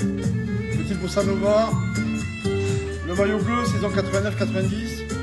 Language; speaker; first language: French; native; French